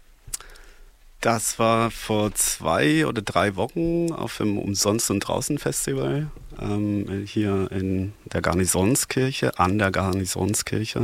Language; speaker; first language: German; non-native, fluent; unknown